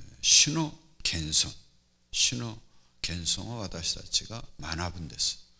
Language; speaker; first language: Japanese; non-native, fluent; Korean